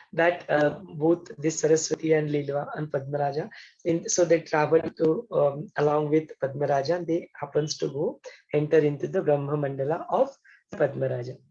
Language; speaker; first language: English; non-native, local second language; Hindi